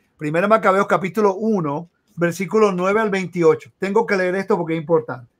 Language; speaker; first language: Spanish; early bilingual, heritage; Spanish